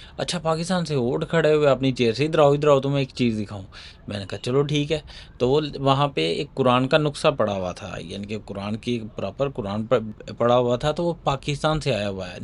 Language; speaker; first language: Urdu; non-native, local second language; Punjabi